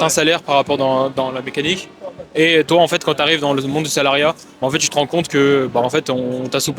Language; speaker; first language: French; native; French